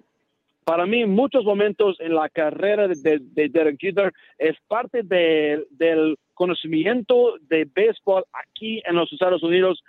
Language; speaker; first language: Spanish; non-native, learner; English